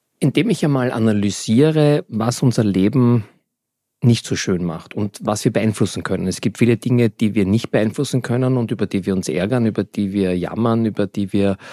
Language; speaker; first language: German; native; German